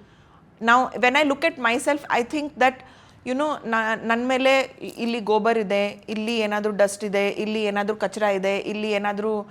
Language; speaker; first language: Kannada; non-native, local second language; Hindi